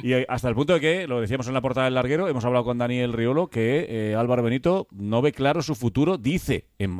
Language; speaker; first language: Spanish; native; Spanish